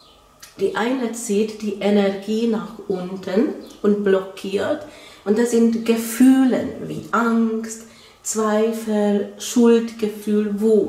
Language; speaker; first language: German; non-native, fluent; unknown